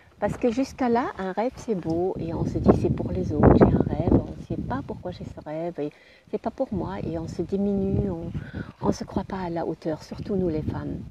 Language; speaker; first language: French; non-native, fluent; German